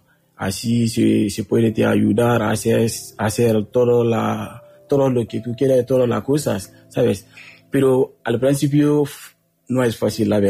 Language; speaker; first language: Spanish; non-native, learner; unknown